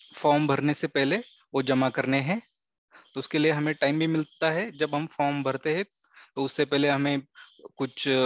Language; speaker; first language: Hindi; non-native, local second language; Marathi